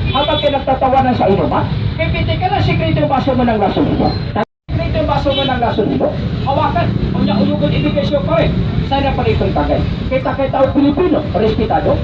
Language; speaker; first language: Filipino; non-native, local second language; Cebuano